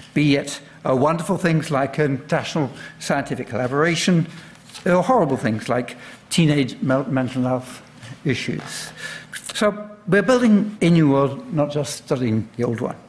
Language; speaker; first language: English; native; English